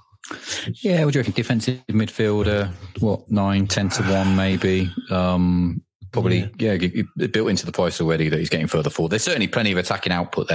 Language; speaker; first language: English; native; English